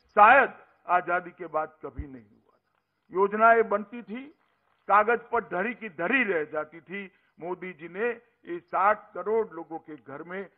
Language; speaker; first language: Hindi; non-native, local second language; Gujarati